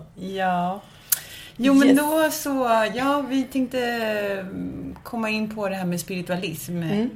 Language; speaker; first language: Swedish; early bilingual, other home language; Spanish